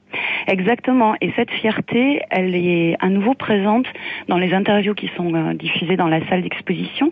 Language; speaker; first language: French; native; French